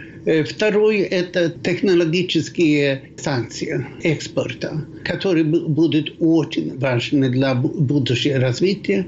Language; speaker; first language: Russian; non-native, fluent; Swedish